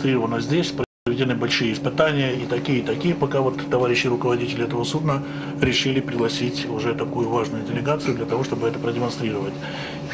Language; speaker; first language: Russian; native; Russian